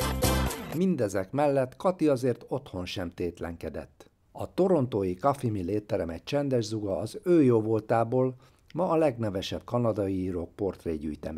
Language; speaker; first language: Hungarian; native; Hungarian